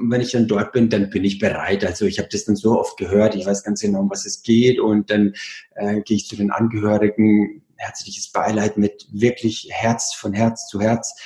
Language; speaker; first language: German; early bilingual, other home language; Italian